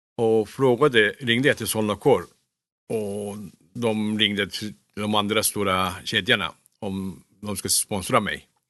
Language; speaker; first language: Swedish; non-native, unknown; Turkish